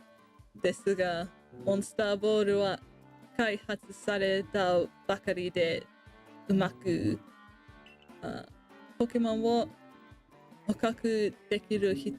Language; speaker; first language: Japanese; non-native, learner; English